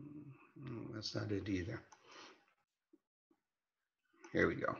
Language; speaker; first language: English; native; English